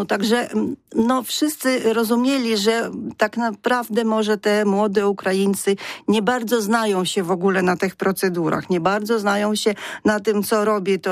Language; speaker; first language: Polish; non-native, fluent; Ukrainian